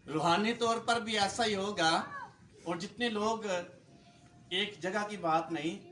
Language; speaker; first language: Urdu; non-native, local second language; Punjabi